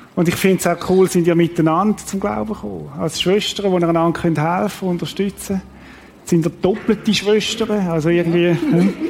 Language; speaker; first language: German; native; German